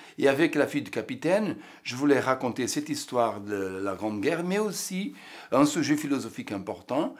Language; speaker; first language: French; non-native, fluent; Portuguese